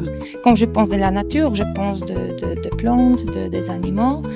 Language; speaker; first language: French; non-native, fluent; Polish